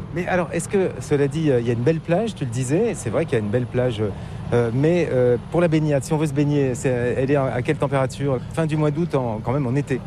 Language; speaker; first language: French; native; French